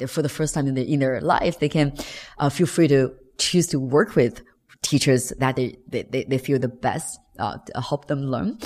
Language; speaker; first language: English; non-native, fluent; Chinese